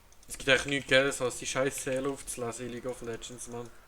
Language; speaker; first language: German; native; German